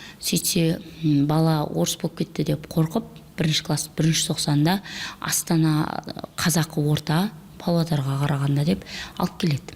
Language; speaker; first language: Kazakh; native; Kazakh